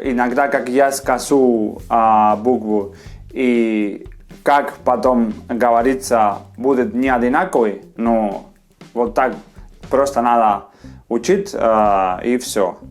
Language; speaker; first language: Russian; non-native, fluent; Spanish